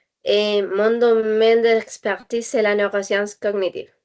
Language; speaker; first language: French; non-native, learner; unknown